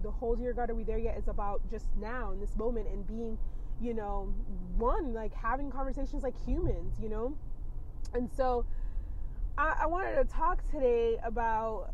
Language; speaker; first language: English; early bilingual, other home language; Spanish